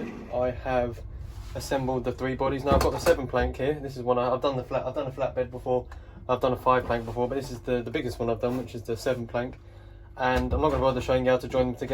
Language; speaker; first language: English; native; English